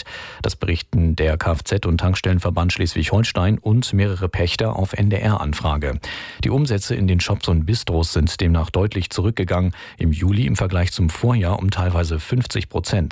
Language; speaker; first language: German; native; German